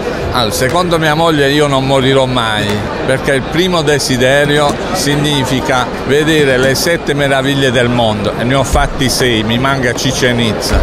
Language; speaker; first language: Italian; native; Italian